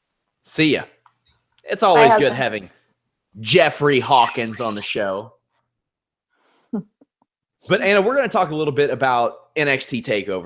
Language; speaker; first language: English; native; English